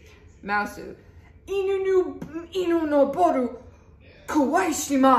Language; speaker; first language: Japanese; non-native, learner; English